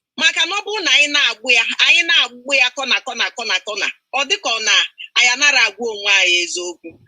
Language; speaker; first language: Igbo; non-native, local second language; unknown